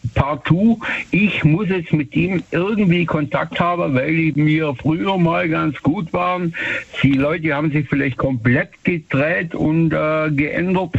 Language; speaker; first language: German; native; German